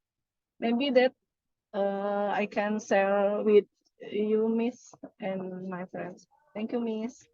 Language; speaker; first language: English; non-native, learner; Indonesian